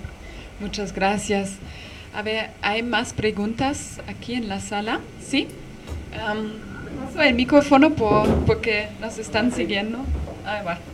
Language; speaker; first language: Spanish; non-native, fluent; German